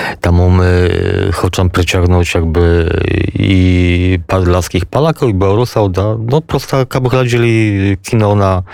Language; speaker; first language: Polish; non-native, local second language; Belarusian